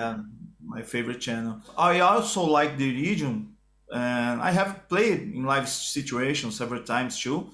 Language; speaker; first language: English; non-native, learner; Portuguese